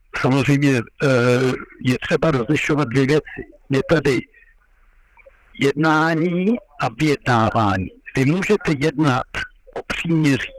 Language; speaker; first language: Czech; non-native, fluent; French